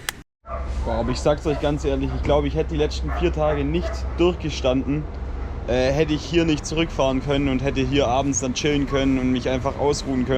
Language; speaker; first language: German; native; German